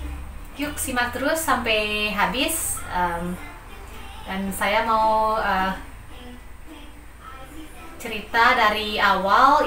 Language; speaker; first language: Indonesian; non-native, local second language; Balinese